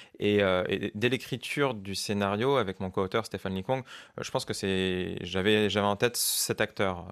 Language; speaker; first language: French; native; French